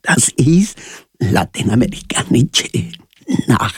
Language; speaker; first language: German; non-native, learner; Spanish